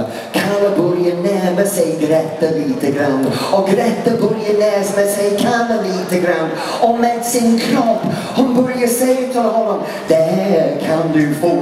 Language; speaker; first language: Swedish; non-native, fluent; English